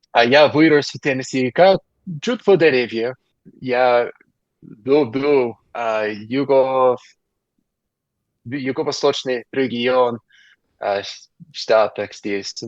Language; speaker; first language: Russian; non-native, learner; English